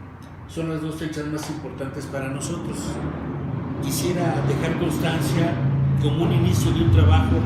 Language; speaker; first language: Spanish; native; Spanish